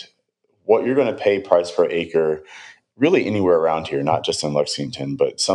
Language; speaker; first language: English; native; English